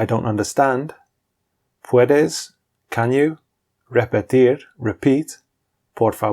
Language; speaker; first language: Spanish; non-native, fluent; English